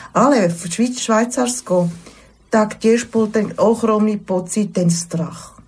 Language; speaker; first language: Slovak; non-native, fluent; German